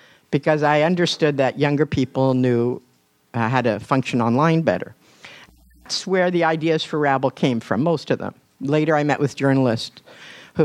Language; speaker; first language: English; native; English